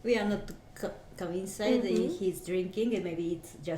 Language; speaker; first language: English; non-native, learner; Japanese